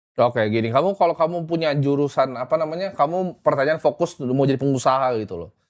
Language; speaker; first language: Indonesian; native; Indonesian